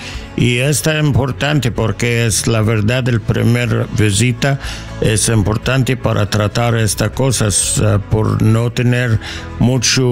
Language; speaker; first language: Spanish; non-native, learner; English